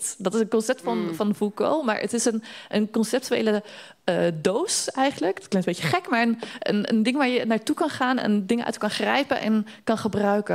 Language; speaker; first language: Dutch; native; Dutch